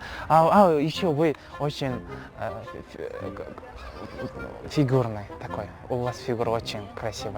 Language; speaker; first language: Russian; non-native, local second language; Kazakh